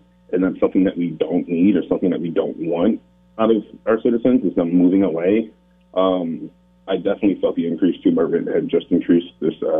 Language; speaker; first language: English; native; English